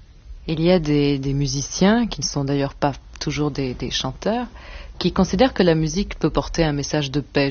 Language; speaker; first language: French; native; French